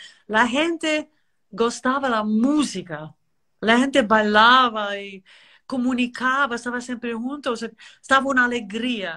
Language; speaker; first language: Spanish; non-native, learner; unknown